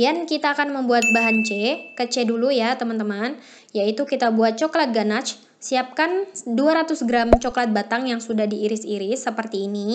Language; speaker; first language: Indonesian; native; Indonesian